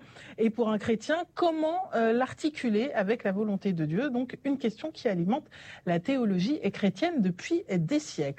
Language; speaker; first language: French; native; French